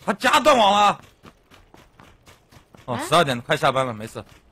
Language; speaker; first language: Chinese; native; Chinese